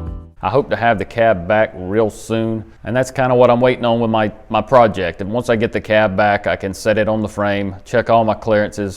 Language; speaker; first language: English; native; English